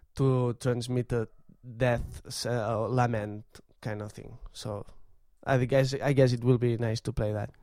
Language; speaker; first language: English; non-native, fluent; Catalan